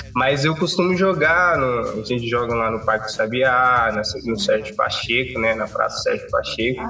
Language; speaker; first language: Portuguese; non-native, local second language; Kabuverdianu